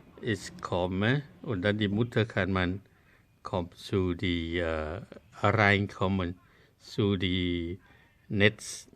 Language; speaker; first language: German; non-native, learner; Thai